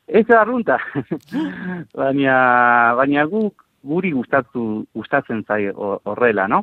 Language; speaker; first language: Basque; non-native, fluent; Spanish